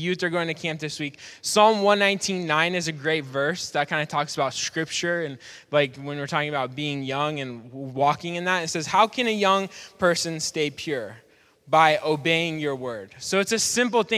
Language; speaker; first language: English; native; English